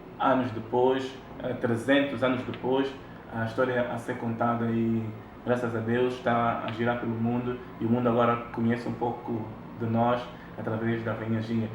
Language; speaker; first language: Portuguese; native; Portuguese